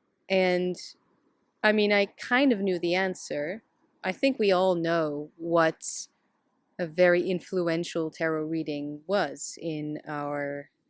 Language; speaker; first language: English; non-native, fluent; Dutch